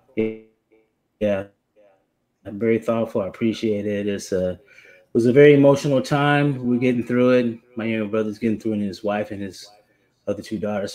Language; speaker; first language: English; native; English